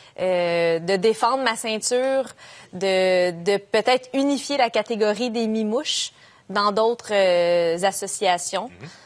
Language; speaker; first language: French; native; French